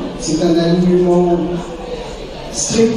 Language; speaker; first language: French; native; French